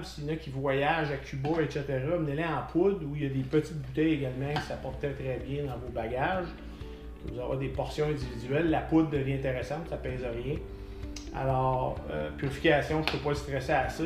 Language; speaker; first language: French; native; French